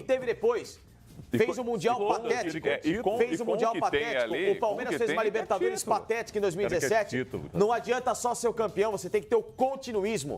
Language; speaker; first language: Portuguese; native; Portuguese